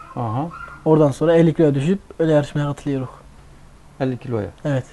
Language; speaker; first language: Turkish; early bilingual, other home language; Russian